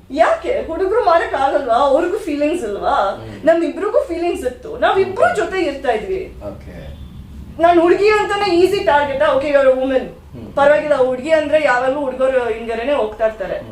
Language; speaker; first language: Kannada; non-native, learner; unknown